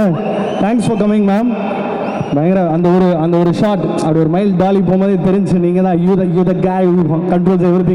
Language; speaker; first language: Tamil; native; Tamil